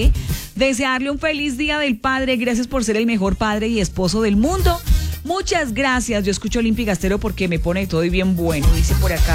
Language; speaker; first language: Spanish; native; Spanish